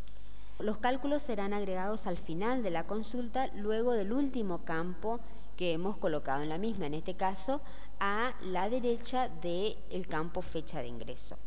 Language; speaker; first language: Spanish; native; Spanish